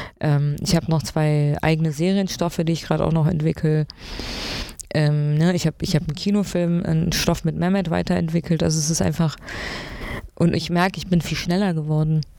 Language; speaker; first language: German; early bilingual, other home language; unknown